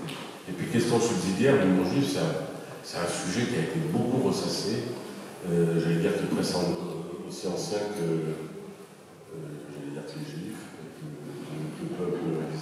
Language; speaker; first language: French; native; French